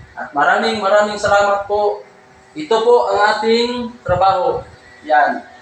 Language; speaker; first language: Filipino; non-native, local second language; Cebuano